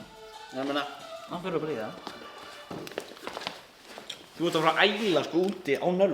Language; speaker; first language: Icelandic; non-native, fluent; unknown